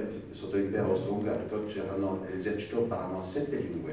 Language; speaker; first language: Italian; non-native, fluent; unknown